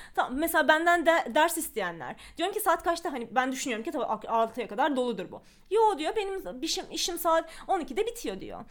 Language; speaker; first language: Turkish; early bilingual, other home language; Russian